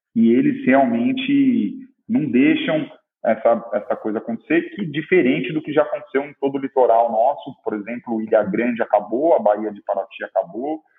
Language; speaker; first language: Portuguese; native; Portuguese